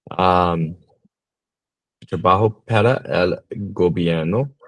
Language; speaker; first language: Spanish; non-native, learner; English